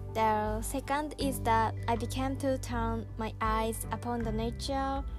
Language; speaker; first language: English; non-native, learner; Japanese